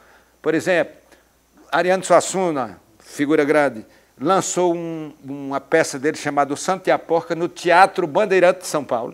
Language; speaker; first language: Portuguese; native; Portuguese